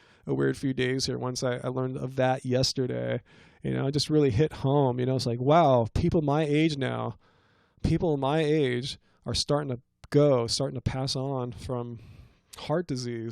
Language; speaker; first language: English; native; English